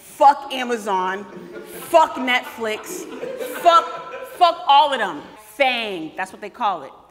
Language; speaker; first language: English; native; English